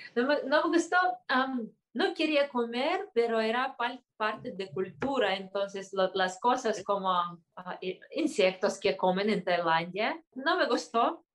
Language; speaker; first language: Spanish; non-native, fluent; Russian